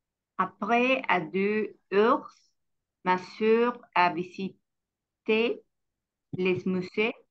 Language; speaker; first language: French; non-native, learner; Spanish